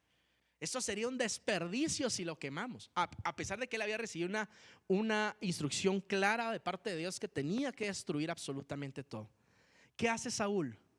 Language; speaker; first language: Spanish; native; Spanish